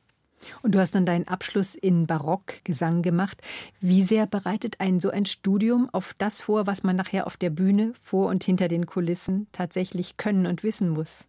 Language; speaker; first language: German; native; German